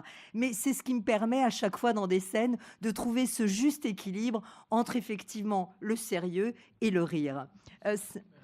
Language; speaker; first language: French; native; French